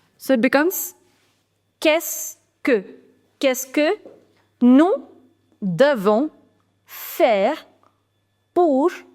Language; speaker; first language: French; non-native, fluent; Hindi